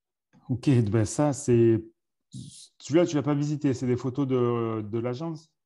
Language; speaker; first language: French; native; French